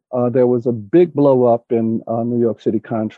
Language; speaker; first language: English; native; English